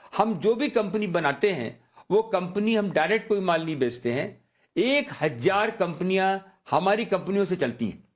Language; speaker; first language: Hindi; native; Hindi